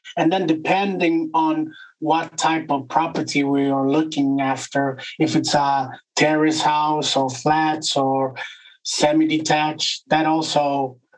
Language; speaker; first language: English; non-native, fluent; Swedish